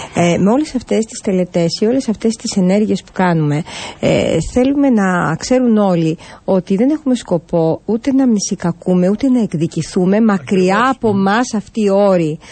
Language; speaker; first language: Greek; native; Greek